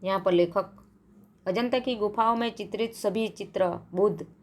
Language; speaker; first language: Hindi; non-native, local second language; Gujarati